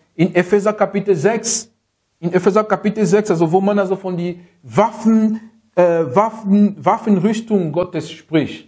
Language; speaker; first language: German; non-native, fluent; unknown